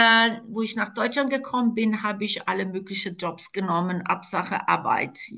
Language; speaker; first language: German; non-native, fluent; Croatian